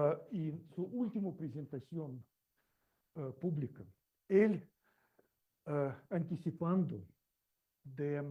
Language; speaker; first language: Spanish; non-native, learner; Russian